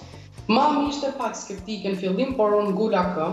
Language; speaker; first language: Albanian; early bilingual, heritage; Albanian